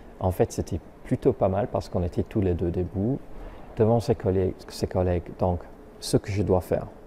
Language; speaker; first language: French; native; French